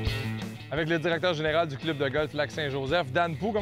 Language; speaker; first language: French; native; French